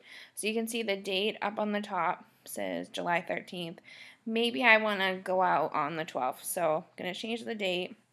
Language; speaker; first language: English; native; English